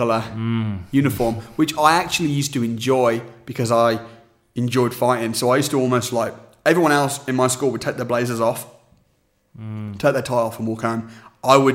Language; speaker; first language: English; native; English